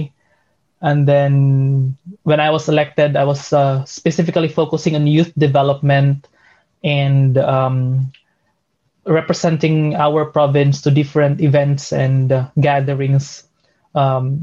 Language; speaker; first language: English; non-native, local second language; Waray